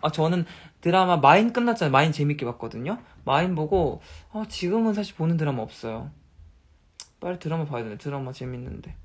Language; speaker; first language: Korean; native; Korean